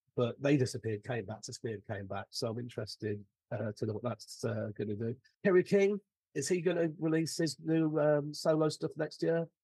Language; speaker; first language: English; native; English